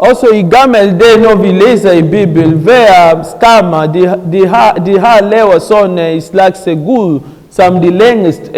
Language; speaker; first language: Danish; non-native, learner; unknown